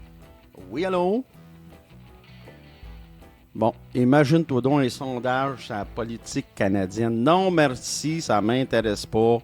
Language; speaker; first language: French; native; French